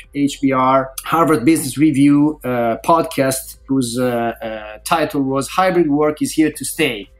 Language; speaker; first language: English; non-native, fluent; Italian